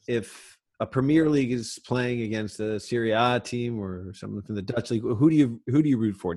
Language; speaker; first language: English; native; English